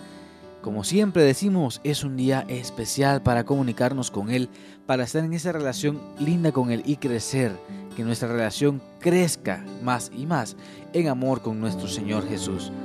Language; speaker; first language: Spanish; native; Spanish